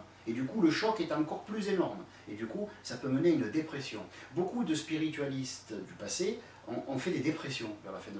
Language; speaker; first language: French; native; French